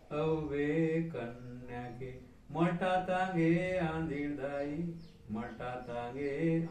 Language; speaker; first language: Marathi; non-native, local second language; Gondi